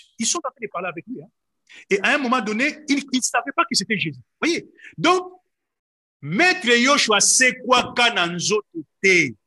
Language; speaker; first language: French; non-native, local second language; Lingala